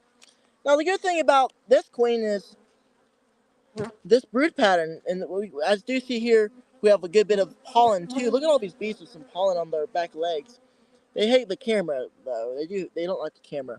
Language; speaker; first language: English; native; English